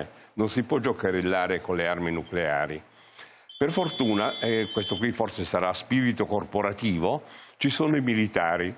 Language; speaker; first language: Italian; native; Italian